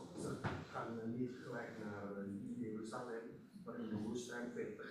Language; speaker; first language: Dutch; non-native, fluent; Indonesian